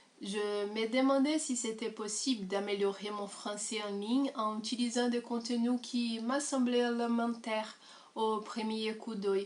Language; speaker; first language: French; non-native, fluent; Portuguese